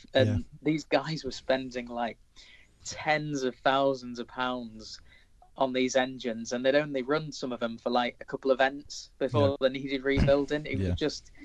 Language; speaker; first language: English; native; English